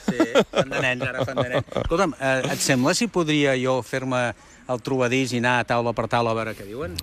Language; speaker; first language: Catalan; native; Catalan